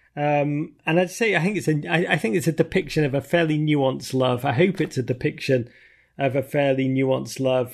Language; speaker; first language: English; native; English